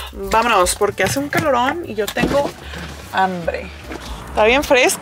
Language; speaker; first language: Spanish; early bilingual, heritage; Spanish